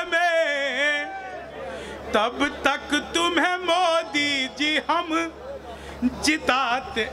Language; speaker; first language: Hindi; native; Hindi